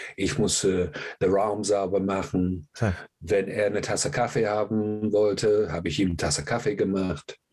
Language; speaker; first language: German; non-native, fluent; English